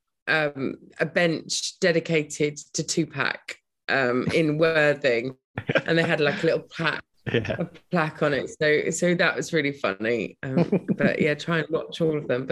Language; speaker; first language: English; native; English